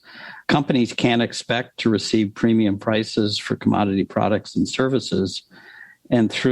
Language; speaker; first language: English; native; English